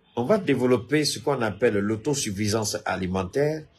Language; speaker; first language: French; non-native, local second language; Bambara